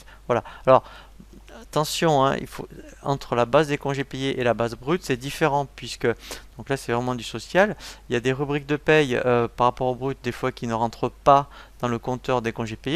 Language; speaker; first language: French; native; French